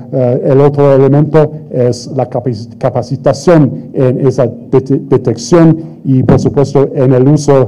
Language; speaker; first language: Spanish; non-native, fluent; English